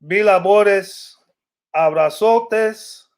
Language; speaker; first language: Spanish; early bilingual, other home language; English